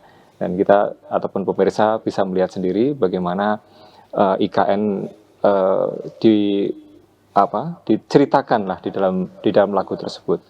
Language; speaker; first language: Indonesian; native; Indonesian